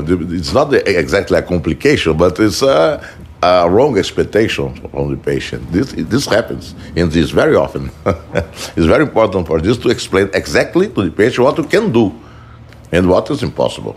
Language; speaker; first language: English; non-native, fluent; Portuguese